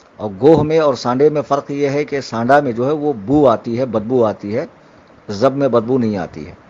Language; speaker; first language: Urdu; native; Urdu